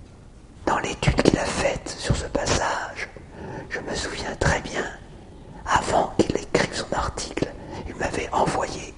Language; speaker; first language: French; native; French